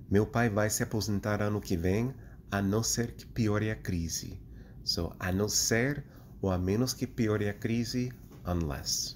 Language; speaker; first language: Portuguese; non-native, fluent; English